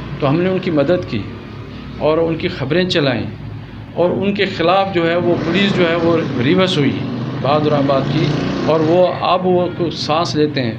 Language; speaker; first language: Urdu; non-native, local second language; Sindhi